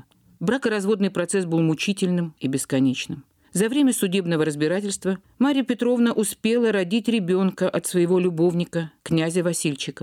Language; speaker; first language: Russian; native; Russian